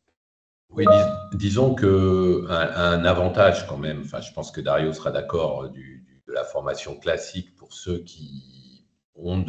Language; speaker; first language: French; native; French